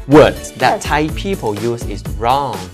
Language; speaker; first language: English; non-native, fluent; Thai